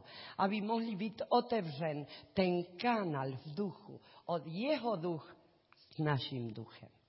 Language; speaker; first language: Czech; non-native, learner; Spanish